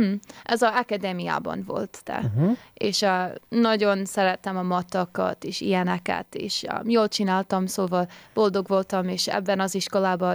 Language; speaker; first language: Hungarian; early bilingual, heritage; English